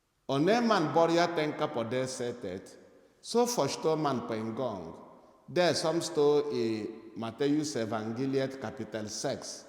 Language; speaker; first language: Swedish; non-native, fluent; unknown